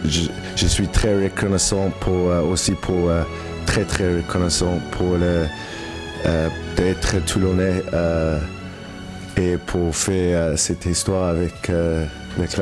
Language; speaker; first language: French; non-native, learner; English